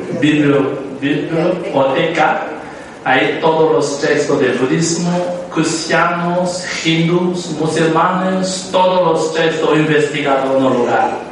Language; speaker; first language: Spanish; non-native, learner; Tibetan